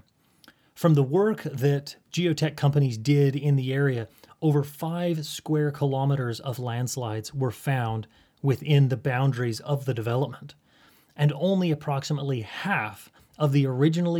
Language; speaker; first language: English; native; English